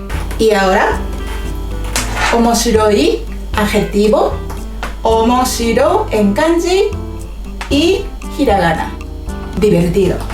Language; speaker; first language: Spanish; non-native, fluent; Japanese